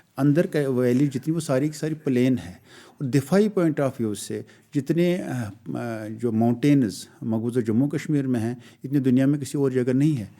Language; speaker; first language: Urdu; non-native, local second language; Kashmiri